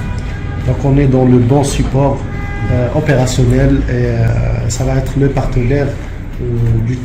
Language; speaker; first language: French; non-native, local second language; Arabic